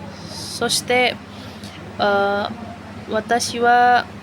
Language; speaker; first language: Japanese; non-native, learner; Indonesian